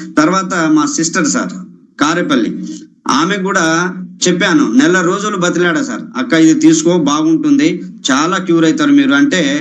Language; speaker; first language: Telugu; non-native, local second language; Lambadi